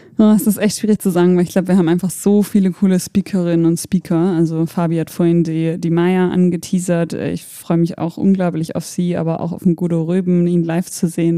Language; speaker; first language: German; native; German